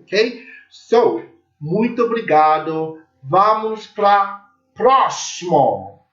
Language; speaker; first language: Portuguese; non-native, learner; English